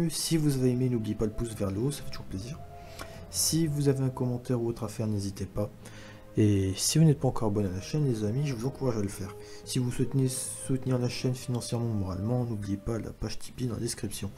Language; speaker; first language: French; native; French